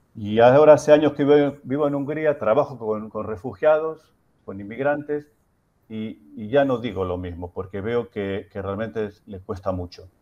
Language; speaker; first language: Spanish; native; Spanish